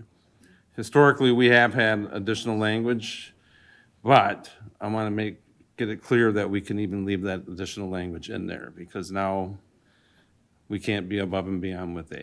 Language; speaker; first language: English; native; English